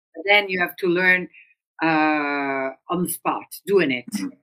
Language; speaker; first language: English; non-native, fluent; Italian